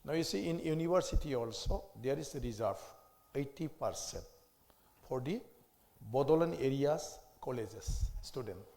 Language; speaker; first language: English; non-native, local second language; Assamese